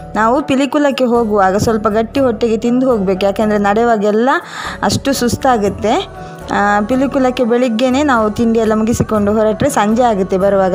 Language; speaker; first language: Kannada; non-native, local second language; Tulu